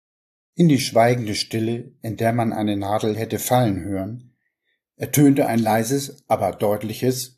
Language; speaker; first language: German; native; German